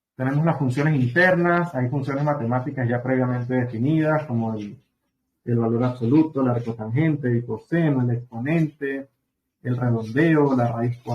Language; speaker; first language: Spanish; native; Spanish